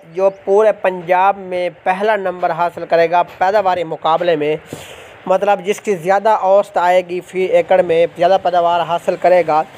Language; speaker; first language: Urdu; native; Urdu